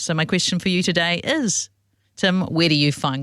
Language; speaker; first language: English; native; English